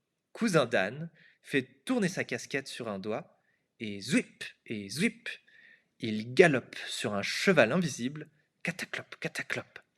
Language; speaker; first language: French; non-native, fluent; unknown